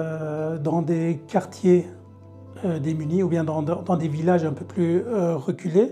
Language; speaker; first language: French; early bilingual, other home language; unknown